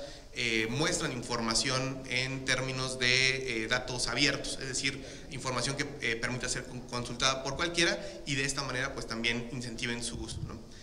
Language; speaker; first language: Spanish; native; Spanish